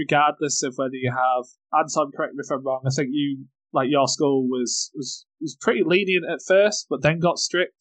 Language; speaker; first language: English; native; English